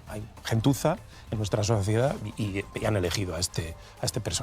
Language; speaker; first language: Spanish; native; Spanish